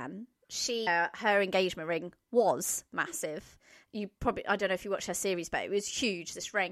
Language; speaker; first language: English; native; English